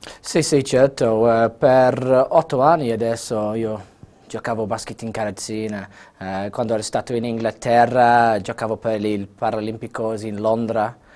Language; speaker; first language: Italian; non-native, learner; English